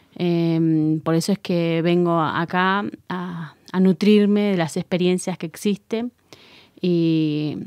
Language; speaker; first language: Spanish; native; Spanish